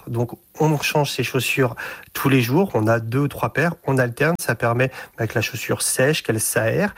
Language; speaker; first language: French; native; French